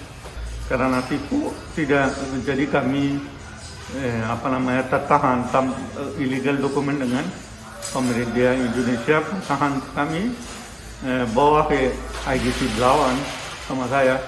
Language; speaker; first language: Indonesian; non-native, learner; Rohingya